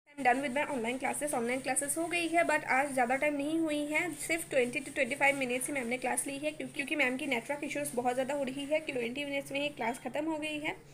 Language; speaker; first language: Hindi; non-native, local second language; Bangla